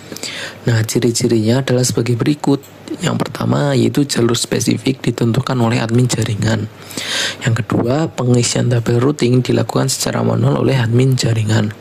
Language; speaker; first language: Indonesian; native; Indonesian